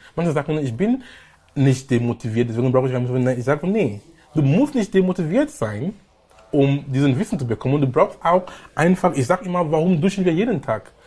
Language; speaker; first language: German; non-native, fluent; English